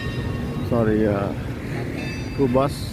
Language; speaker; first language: English; non-native, learner; Vietnamese